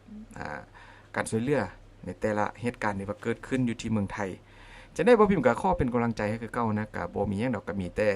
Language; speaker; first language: Thai; non-native, local second language; Northeastern Thai